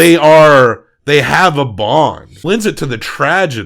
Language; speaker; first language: English; native; English